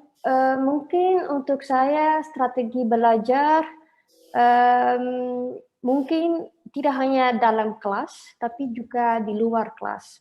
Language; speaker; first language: Indonesian; non-native, learner; Dutch